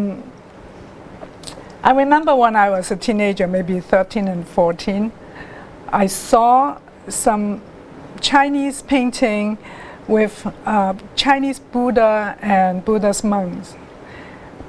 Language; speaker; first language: English; non-native, local second language; Cantonese